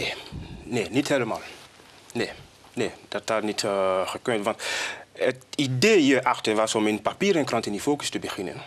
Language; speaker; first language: Dutch; non-native, fluent; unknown